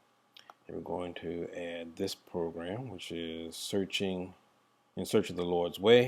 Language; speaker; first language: English; native; English